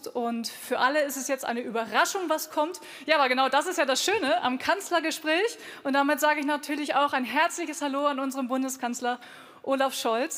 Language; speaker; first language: German; native; German